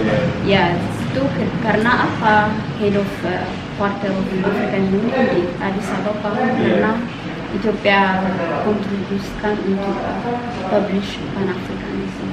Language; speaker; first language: Indonesian; non-native, learner; Amharic